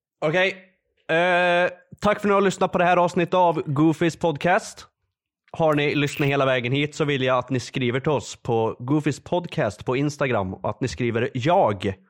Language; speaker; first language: Swedish; native; Swedish